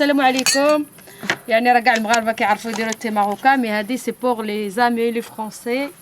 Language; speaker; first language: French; non-native, fluent; Arabic